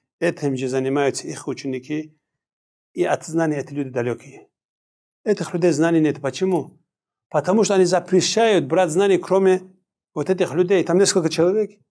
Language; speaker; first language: Russian; non-native, local second language; Kumyk